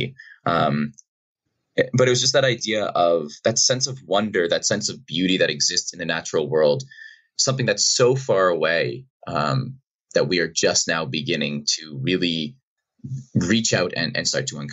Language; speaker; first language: English; native; English